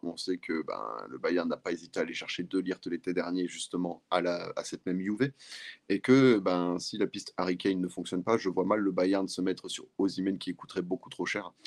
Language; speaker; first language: French; native; French